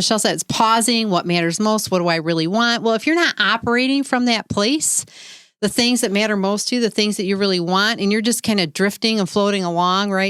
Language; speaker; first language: English; native; English